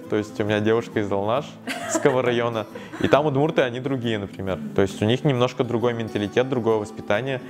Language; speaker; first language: Russian; native; Russian